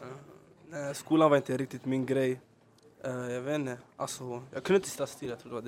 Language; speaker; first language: Swedish; early bilingual, other home language; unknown